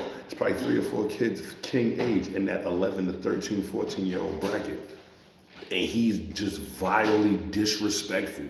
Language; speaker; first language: English; native; English